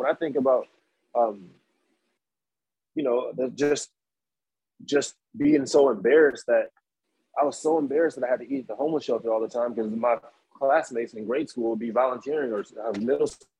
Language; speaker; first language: English; native; English